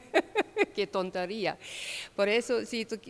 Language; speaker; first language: Spanish; non-native, learner; German